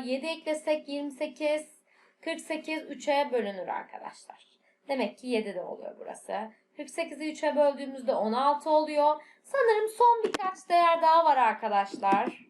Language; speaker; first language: Turkish; native; Turkish